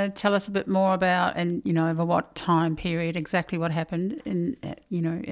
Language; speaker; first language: English; native; English